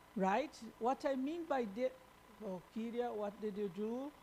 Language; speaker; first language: English; non-native, fluent; Portuguese